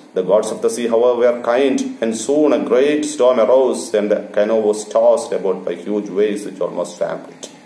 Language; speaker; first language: English; non-native, local second language; Malayalam